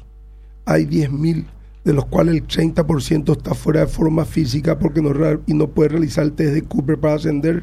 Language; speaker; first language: Spanish; native; Spanish